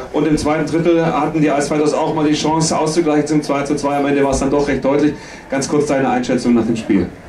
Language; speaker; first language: German; native; German